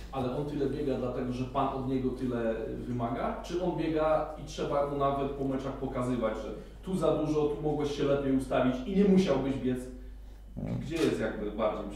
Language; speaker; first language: Polish; native; Polish